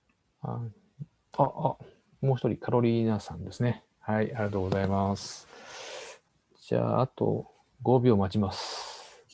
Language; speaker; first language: Japanese; native; Japanese